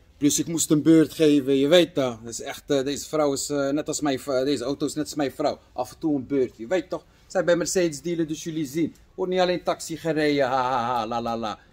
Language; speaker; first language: Dutch; non-native, fluent; Arabic